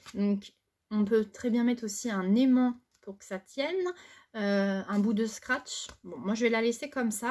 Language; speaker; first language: French; native; French